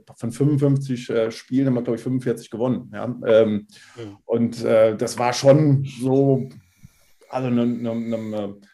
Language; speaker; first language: German; non-native, fluent; Czech